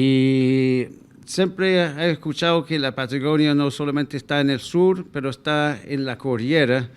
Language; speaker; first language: Spanish; non-native, fluent; English